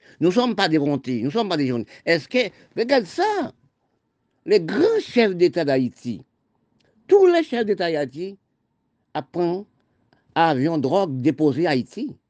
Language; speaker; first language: French; non-native, local second language; Haitian Creole